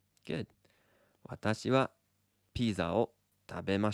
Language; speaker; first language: Japanese; non-native, fluent; English